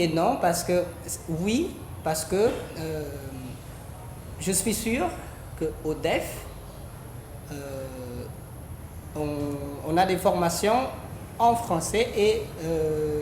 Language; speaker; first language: French; non-native, fluent; Khmer